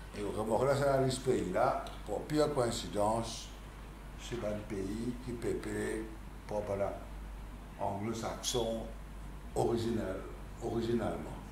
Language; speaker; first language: French; non-native, local second language; Morisyen